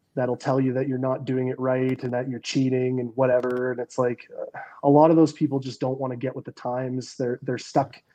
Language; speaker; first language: English; native; English